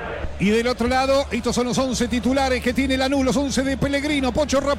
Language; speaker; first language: Spanish; native; Spanish